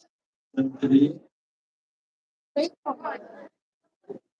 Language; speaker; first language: Arabic; native; Arabic